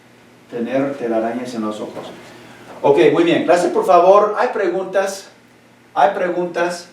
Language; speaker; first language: Spanish; non-native, fluent; English